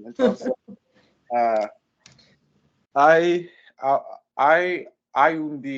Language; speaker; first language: Spanish; non-native, learner; English